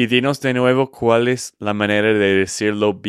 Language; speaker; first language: Spanish; non-native, fluent; English